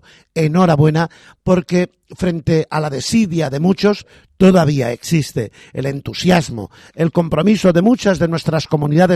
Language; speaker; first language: Spanish; native; Spanish